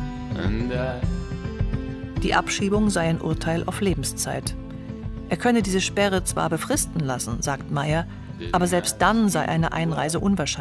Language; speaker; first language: German; native; German